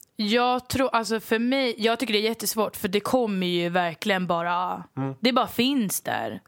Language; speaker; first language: Swedish; early bilingual, other home language; Lingala